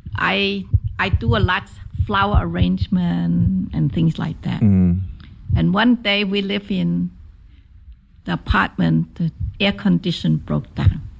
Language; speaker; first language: English; non-native, fluent; Chinese